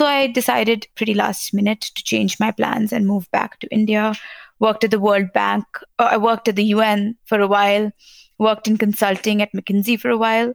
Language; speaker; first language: English; non-native, local second language; Hindi